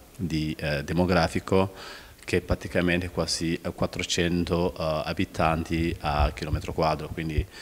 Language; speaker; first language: Italian; non-native, fluent; Rundi